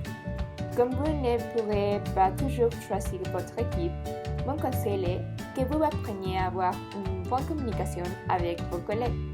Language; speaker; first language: French; non-native, learner; Spanish